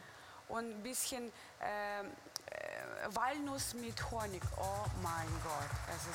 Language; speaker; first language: German; non-native, fluent; Russian